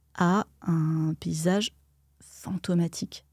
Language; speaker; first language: French; native; French